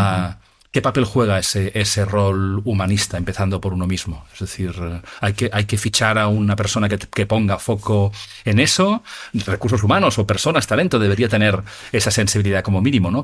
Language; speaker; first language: Spanish; native; Spanish